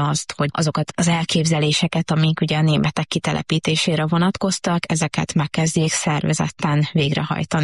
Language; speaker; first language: Hungarian; native; Hungarian